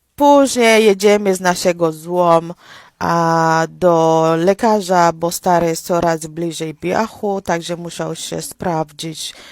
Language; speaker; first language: Polish; non-native, fluent; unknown